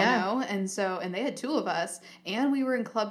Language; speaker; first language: English; native; English